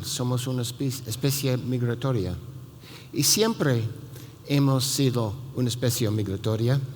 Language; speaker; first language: Spanish; non-native, fluent; English